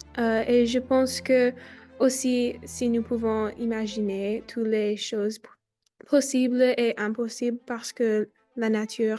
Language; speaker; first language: French; non-native, learner; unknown